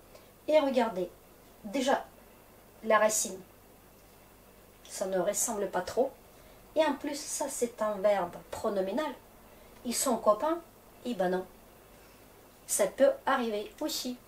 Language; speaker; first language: French; non-native, fluent; Russian